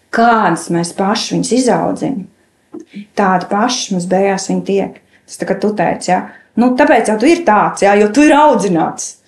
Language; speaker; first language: Latvian; native; Latvian